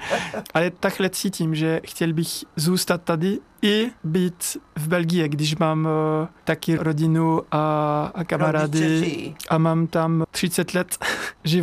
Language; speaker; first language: Czech; non-native, learner; French